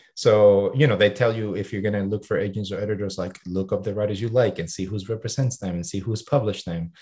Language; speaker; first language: English; non-native, fluent; Spanish